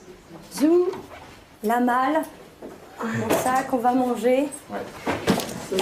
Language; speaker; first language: French; native; French